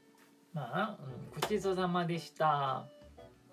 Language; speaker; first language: Japanese; non-native, fluent; Korean